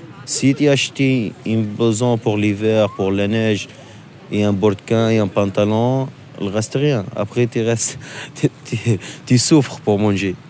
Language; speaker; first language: French; non-native, local second language; Arabic